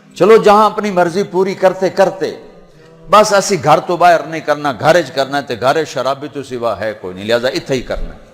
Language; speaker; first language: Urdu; non-native, local second language; Punjabi